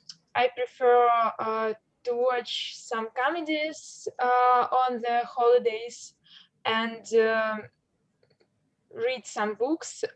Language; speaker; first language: English; non-native, learner; Russian